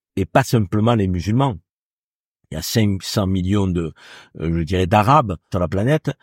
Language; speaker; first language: French; native; French